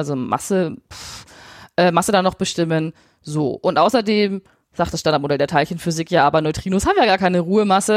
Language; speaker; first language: German; native; German